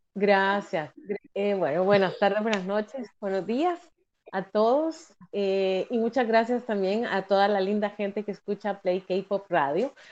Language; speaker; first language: Spanish; native; Spanish